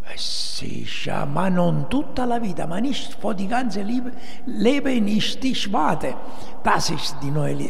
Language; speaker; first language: German; non-native, learner; Italian